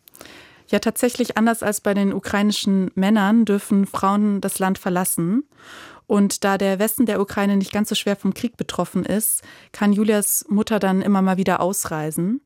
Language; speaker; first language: German; native; German